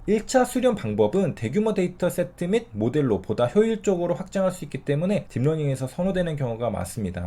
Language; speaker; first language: Korean; native; Korean